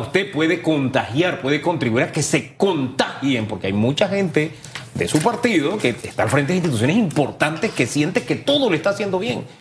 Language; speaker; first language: Spanish; native; Spanish